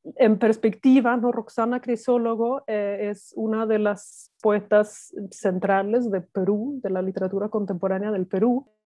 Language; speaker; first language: Spanish; non-native, fluent; Swedish